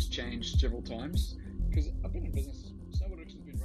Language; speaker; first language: English; native; English